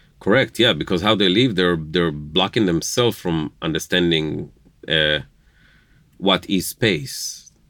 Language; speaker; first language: English; non-native, fluent; Hebrew